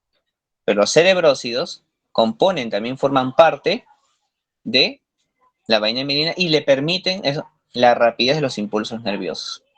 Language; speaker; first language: Spanish; native; Spanish